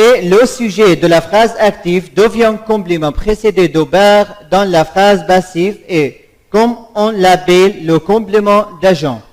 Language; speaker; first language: French; non-native, fluent; Arabic